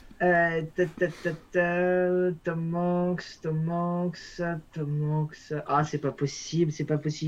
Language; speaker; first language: French; native; French